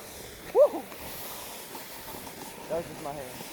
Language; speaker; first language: English; native; English